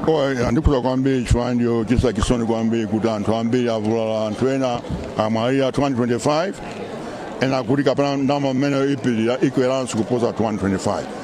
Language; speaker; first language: Nyanja; non-native, local second language; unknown